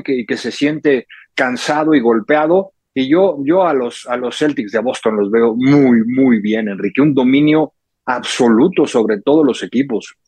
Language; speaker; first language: Spanish; native; Spanish